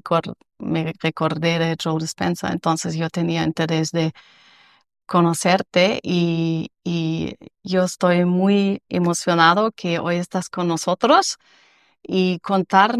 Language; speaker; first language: Spanish; non-native, learner; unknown